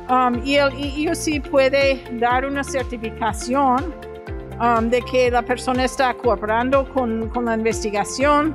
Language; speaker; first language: Spanish; non-native, fluent; English